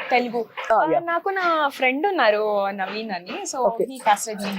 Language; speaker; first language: Telugu; non-native, local second language; Kannada